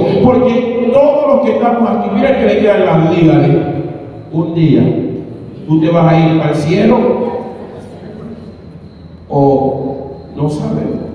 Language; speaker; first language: Spanish; native; Spanish